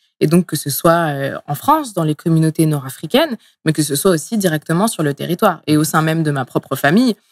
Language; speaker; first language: French; early bilingual, other home language; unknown